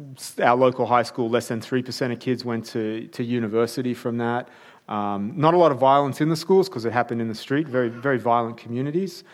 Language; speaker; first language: English; native; English